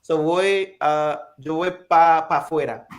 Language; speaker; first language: Spanish; non-native, fluent; English